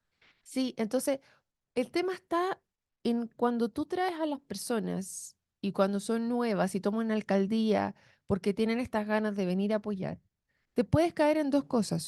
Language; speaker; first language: Spanish; native; Spanish